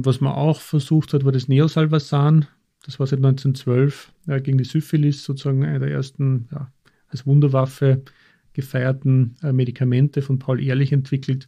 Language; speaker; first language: German; native; German